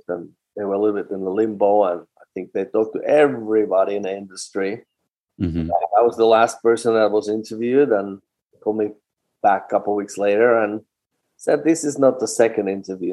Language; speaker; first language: English; non-native, fluent; Finnish